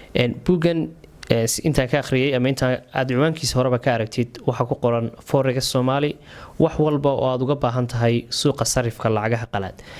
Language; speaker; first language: Somali; native; Somali